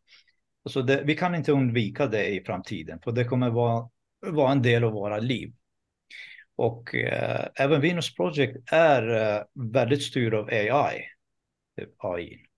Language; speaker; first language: Swedish; non-native, fluent; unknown